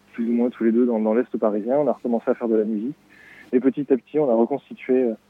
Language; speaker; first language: French; native; French